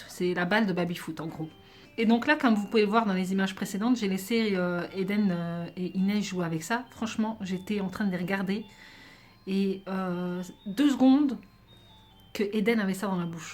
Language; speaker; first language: French; native; French